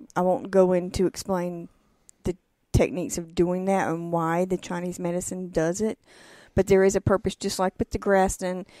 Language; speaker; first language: English; native; English